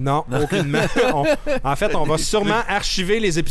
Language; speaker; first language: French; native; French